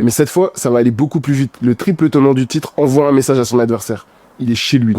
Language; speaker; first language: French; native; French